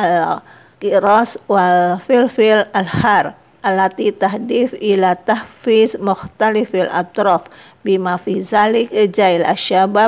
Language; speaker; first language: Arabic; non-native, fluent; Indonesian